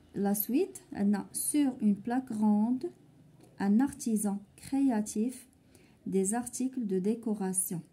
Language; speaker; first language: French; non-native, local second language; Arabic